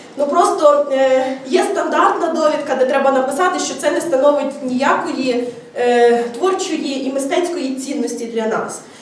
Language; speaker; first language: Ukrainian; native; Ukrainian